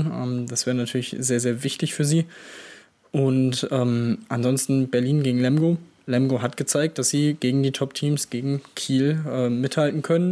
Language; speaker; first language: German; native; German